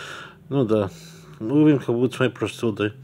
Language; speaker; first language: Russian; early bilingual, heritage; Russian